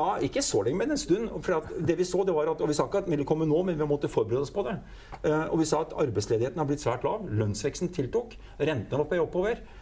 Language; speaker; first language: Norwegian; native; Norwegian